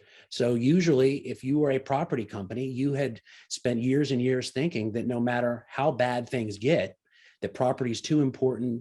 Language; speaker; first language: English; native; English